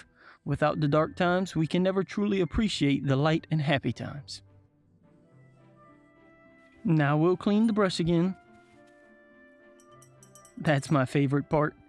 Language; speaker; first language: English; native; English